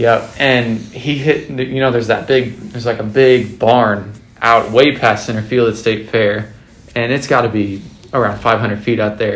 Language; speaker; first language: English; native; English